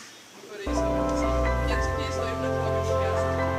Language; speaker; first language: Spanish; non-native, fluent; German